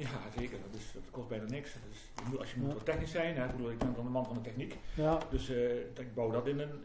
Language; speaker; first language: Dutch; native; Dutch